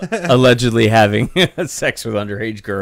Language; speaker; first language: English; native; English